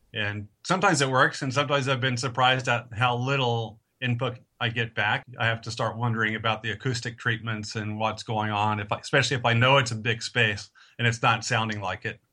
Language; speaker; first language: English; native; English